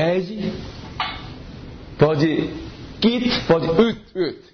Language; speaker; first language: Hungarian; non-native, learner; Korean